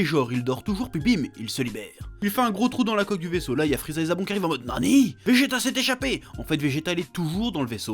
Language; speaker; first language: French; native; French